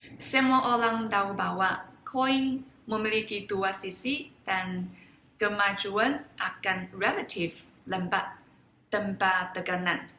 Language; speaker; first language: Indonesian; non-native, fluent; Chinese